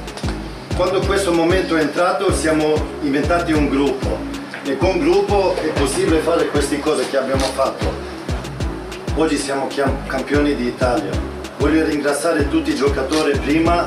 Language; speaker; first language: Italian; non-native, fluent; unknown